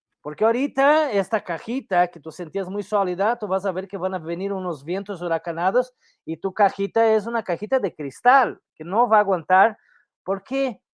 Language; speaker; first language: Spanish; non-native, fluent; Portuguese